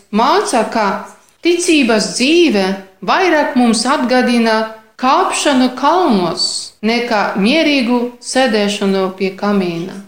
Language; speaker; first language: Latvian; non-native, fluent; Polish